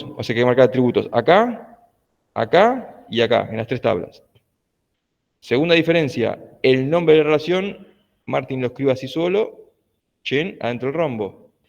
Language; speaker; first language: Spanish; native; Spanish